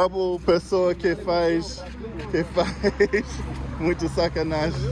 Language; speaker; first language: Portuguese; non-native, learner; English